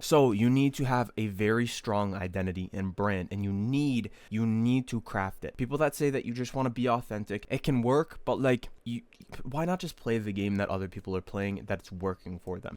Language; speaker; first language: English; native; English